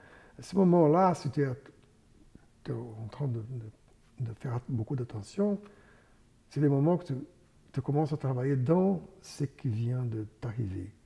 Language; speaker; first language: French; non-native, fluent; Portuguese